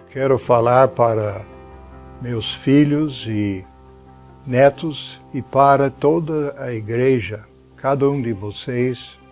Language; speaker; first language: Portuguese; non-native, fluent; English